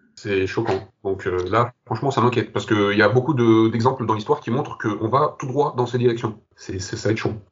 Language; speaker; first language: French; early bilingual, other home language; Kabyle